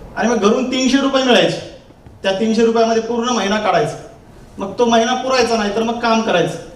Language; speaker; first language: Marathi; native; Marathi